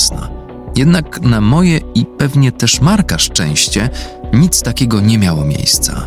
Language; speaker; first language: Polish; native; Polish